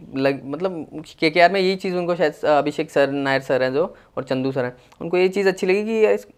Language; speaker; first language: Hindi; native; Hindi